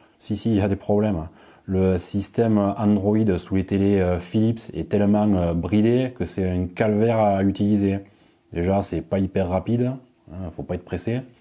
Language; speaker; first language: French; native; French